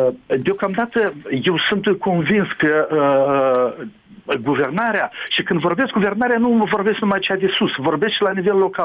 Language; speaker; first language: Romanian; native; Romanian